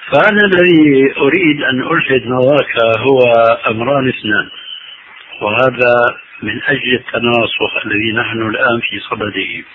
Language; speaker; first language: Arabic; early bilingual, other home language; Albanian